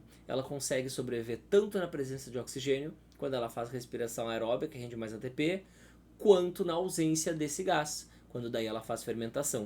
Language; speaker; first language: Portuguese; native; Portuguese